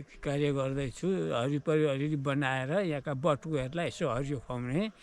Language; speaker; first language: Nepali; native; Nepali